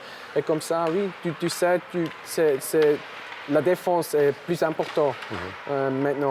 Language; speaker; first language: French; non-native, local second language; German